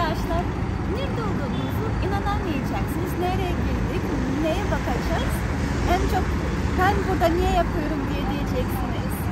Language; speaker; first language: Turkish; non-native, fluent; Russian